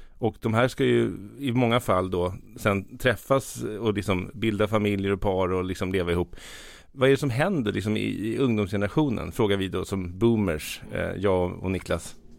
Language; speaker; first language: Swedish; native; Swedish